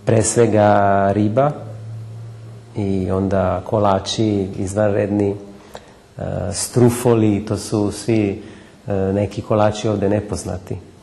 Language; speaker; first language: Croatian; non-native, fluent; Italian